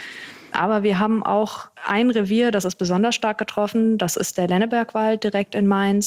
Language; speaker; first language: German; native; German